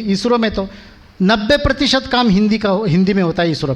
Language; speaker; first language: Hindi; non-native, local second language; Marathi